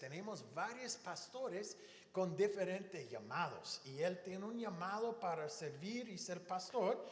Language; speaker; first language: Spanish; non-native, fluent; English